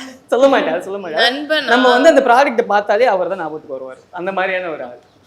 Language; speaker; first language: Tamil; native; Tamil